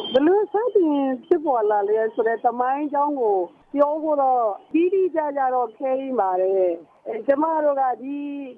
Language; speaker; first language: Burmese; native; Burmese